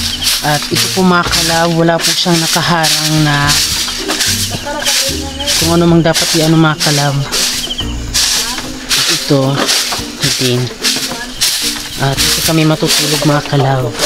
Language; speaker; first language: Filipino; non-native, local second language; Cebuano